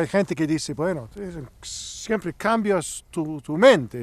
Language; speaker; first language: Spanish; non-native, learner; English